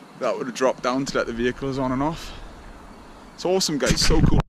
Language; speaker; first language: English; native; English